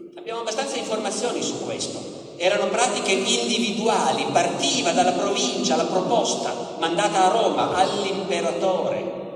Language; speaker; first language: Italian; native; Italian